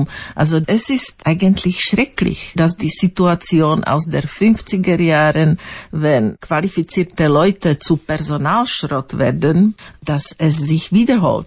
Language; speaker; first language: German; non-native, fluent; Slovak